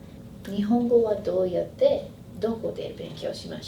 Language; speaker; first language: Japanese; non-native, learner; English